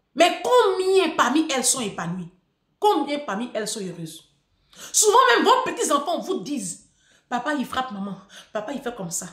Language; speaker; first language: French; native; French